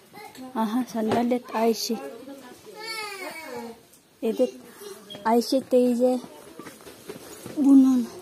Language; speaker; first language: Turkish; non-native, learner; Filipino